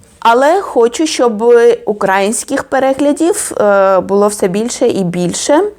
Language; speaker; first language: Ukrainian; non-native, fluent; Georgian